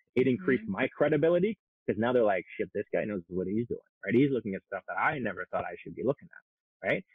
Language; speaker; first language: English; non-native, fluent; French